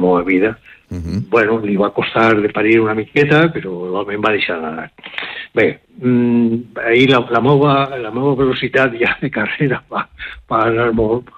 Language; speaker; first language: Catalan; native; Catalan